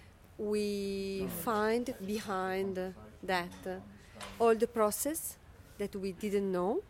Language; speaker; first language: English; non-native, learner; Italian